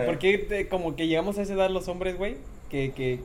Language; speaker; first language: Spanish; native; Spanish